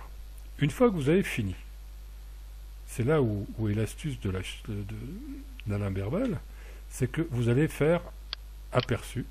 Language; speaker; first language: French; native; French